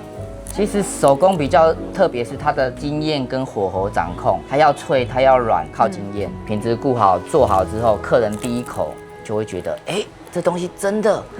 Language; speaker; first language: Chinese; native; Chinese